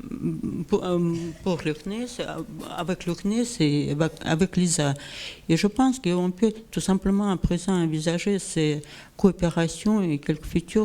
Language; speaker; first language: French; non-native, learner; Russian